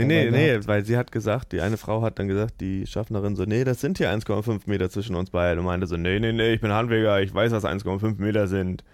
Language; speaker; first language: German; native; German